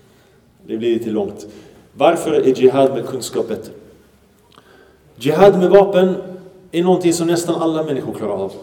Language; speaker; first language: Swedish; early bilingual, other home language; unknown